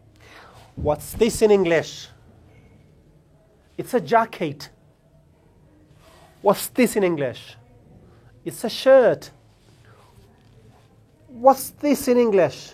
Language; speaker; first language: English; non-native, fluent; Amharic